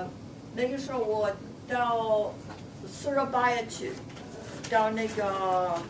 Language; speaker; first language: Chinese; non-native, fluent; English